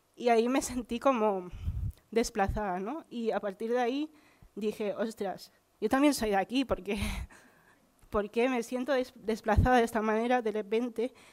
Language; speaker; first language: Spanish; early bilingual, other home language; Filipino